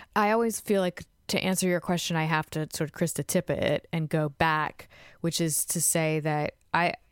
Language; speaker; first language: English; native; English